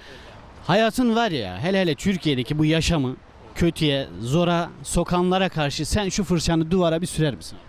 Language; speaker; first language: Turkish; native; Turkish